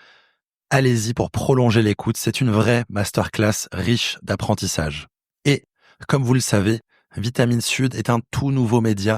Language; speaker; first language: French; native; French